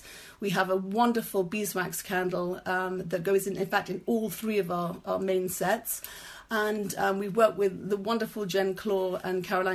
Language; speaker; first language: English; native; English